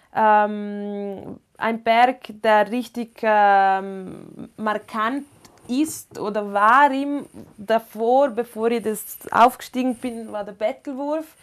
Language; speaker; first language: German; non-native, local second language; Ladin